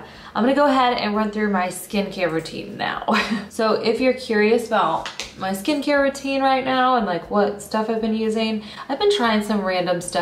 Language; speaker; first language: English; native; English